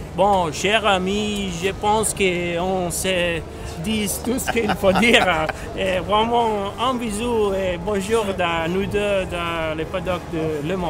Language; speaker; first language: French; non-native, fluent; Italian